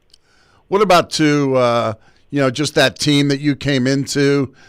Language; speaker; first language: English; native; English